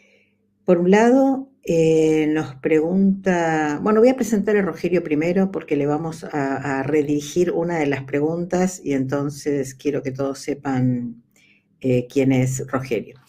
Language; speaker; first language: Spanish; native; Spanish